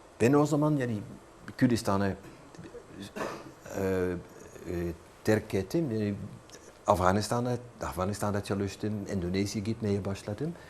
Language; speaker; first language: Turkish; non-native, fluent; Dutch